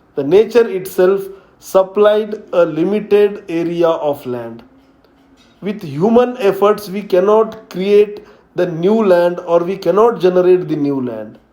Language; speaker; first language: English; non-native, local second language; Marathi